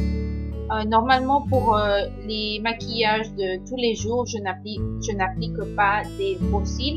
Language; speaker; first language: French; non-native, learner; Spanish